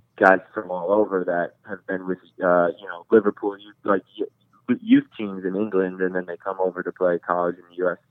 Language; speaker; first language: English; native; English